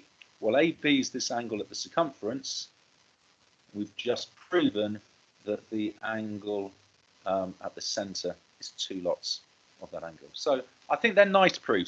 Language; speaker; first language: English; native; English